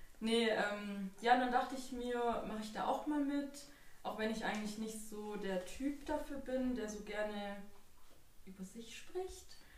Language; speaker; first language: German; native; German